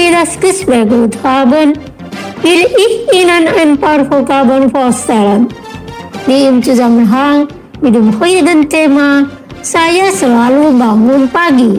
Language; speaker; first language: German; non-native, fluent; Indonesian